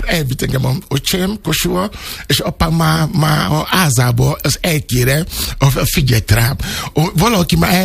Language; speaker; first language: Hungarian; non-native, learner; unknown